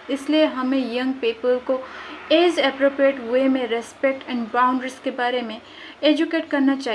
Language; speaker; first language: Hindi; native; Hindi